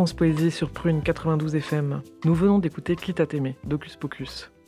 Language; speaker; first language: French; native; French